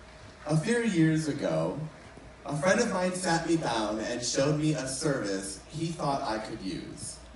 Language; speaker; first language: English; native; English